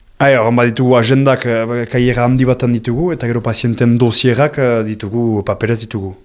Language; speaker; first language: Basque; native; Basque